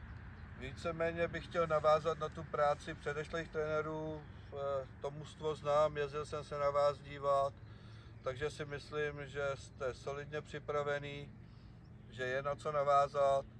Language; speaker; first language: Czech; native; Czech